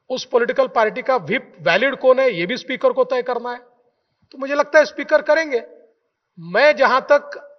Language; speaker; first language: Hindi; non-native, local second language; Marathi